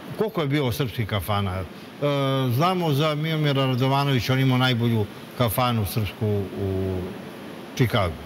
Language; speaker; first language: Serbian; native; Serbian